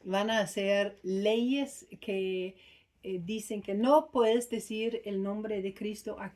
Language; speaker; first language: Spanish; non-native, fluent; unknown